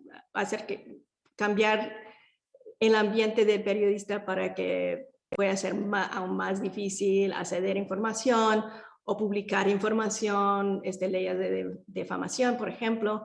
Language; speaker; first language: Spanish; early bilingual, heritage; Spanish